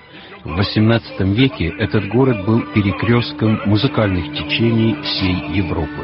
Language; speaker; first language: Russian; non-native, fluent; Italian